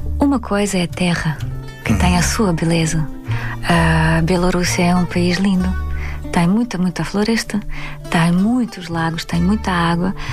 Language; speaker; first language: Portuguese; non-native, fluent; Russian